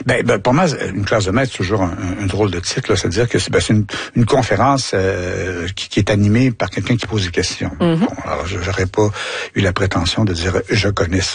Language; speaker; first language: French; native; French